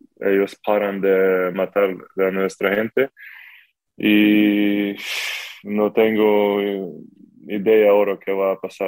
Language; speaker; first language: Spanish; non-native, fluent; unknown